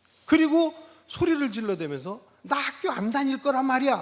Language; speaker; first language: Korean; native; Korean